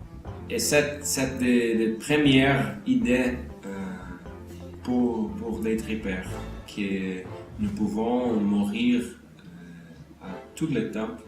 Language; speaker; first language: French; non-native, learner; Portuguese